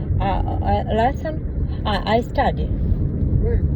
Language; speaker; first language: English; non-native, learner; Ukrainian